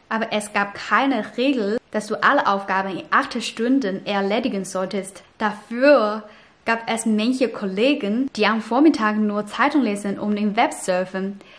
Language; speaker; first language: German; non-native, fluent; Chinese